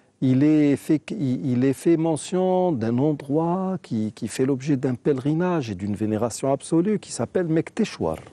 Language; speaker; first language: French; non-native, local second language; Arabic